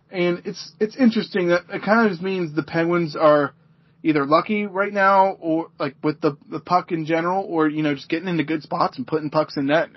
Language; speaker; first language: English; native; English